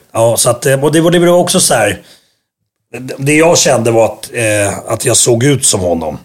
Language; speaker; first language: Swedish; early bilingual, other home language; Finnish